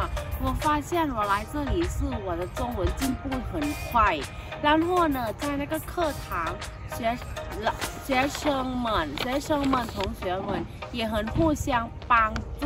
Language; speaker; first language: Chinese; non-native, learner; Thai